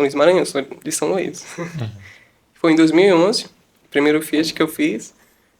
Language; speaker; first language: Portuguese; native; Portuguese